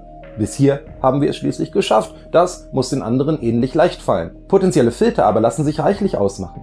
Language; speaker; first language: German; native; German